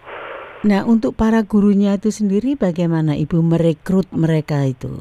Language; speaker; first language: Indonesian; native; Indonesian